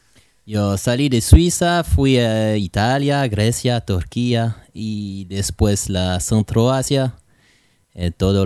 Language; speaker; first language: Spanish; non-native, learner; French